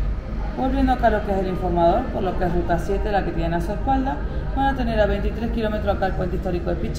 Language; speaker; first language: Spanish; native; Spanish